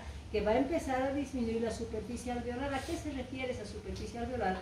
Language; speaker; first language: Spanish; native; Spanish